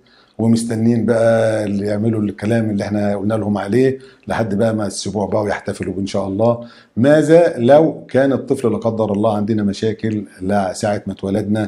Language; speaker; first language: Arabic; native; Arabic